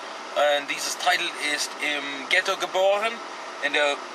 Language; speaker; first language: German; non-native, learner; English